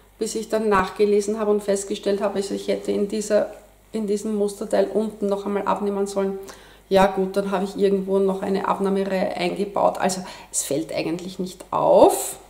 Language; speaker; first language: German; native; German